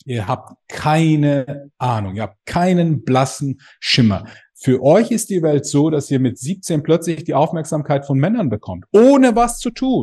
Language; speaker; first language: German; native; German